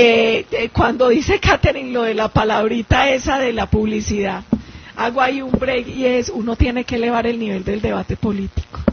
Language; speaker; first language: Spanish; native; Spanish